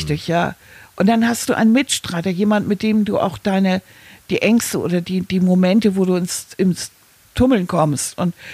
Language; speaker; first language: German; native; German